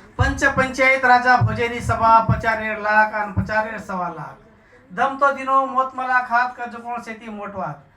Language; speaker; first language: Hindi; non-native, local second language; Lambadi